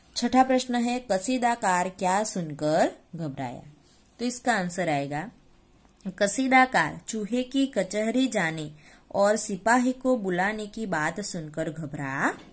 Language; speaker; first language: Hindi; non-native, local second language; Gujarati